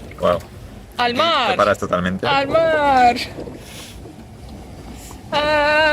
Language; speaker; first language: Spanish; non-native, learner; Turkish